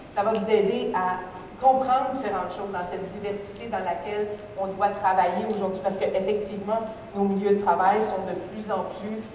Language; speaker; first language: French; native; French